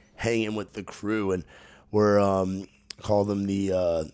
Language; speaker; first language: English; native; English